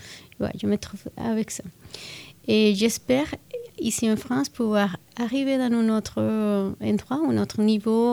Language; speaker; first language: French; non-native, fluent; Spanish